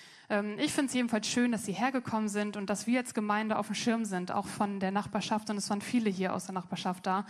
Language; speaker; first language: German; native; German